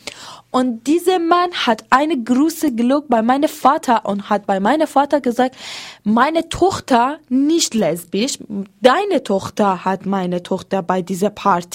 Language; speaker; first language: German; non-native, learner; Persian